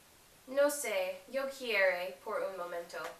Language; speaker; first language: Spanish; non-native, learner; English